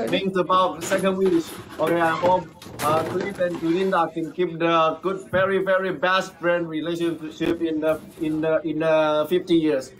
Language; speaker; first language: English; non-native, learner; Vietnamese